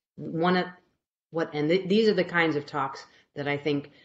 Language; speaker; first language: English; native; English